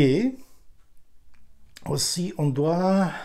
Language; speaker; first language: French; non-native, fluent; Ukrainian